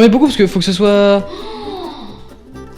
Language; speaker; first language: French; native; French